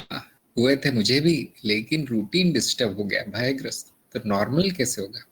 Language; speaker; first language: Hindi; native; Hindi